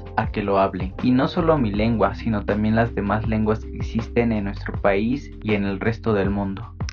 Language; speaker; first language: Spanish; native; Spanish